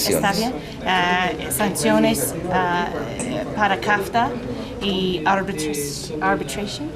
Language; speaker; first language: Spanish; non-native, learner; English